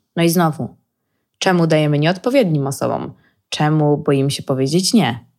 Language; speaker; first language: Polish; early bilingual, heritage; Polish